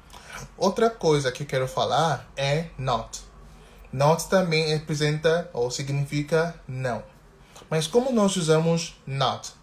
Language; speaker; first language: Portuguese; non-native, fluent; English